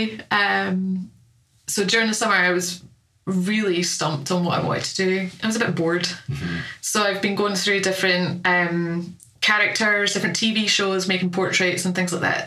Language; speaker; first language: English; native; English